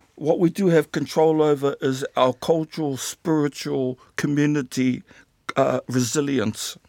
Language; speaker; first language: English; native; English